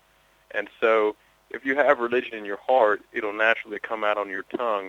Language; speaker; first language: English; native; English